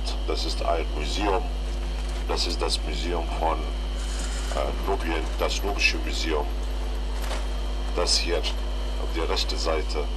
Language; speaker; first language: German; non-native, fluent; Arabic